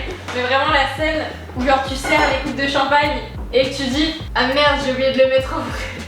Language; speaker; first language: French; native; French